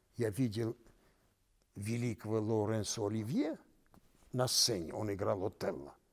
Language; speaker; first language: Russian; non-native, local second language; Armenian